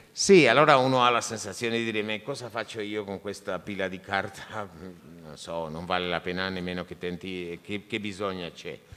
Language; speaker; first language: Italian; non-native, fluent; Spanish